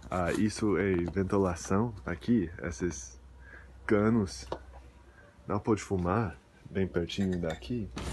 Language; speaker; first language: Portuguese; non-native, fluent; English